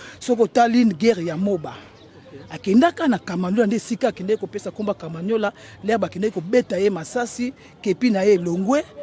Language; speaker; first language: Lingala; native; Lingala